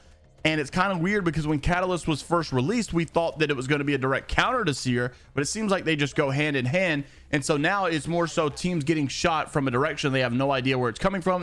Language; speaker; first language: English; native; English